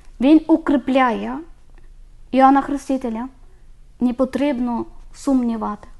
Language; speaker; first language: Ukrainian; non-native, learner; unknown